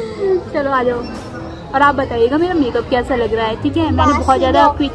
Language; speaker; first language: Hindi; native; Hindi